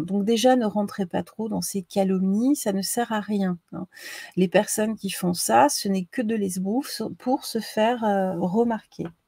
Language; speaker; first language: French; native; French